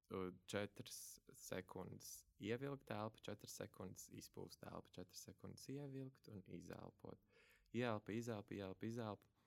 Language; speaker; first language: Latvian; native; Latvian